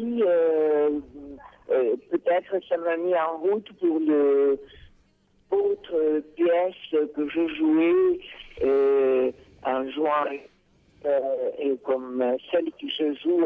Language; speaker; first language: French; non-native, fluent; Spanish